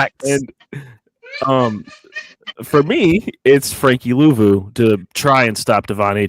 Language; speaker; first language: English; native; English